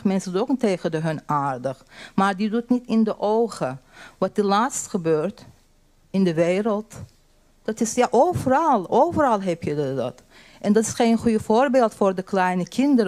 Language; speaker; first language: Dutch; non-native, learner; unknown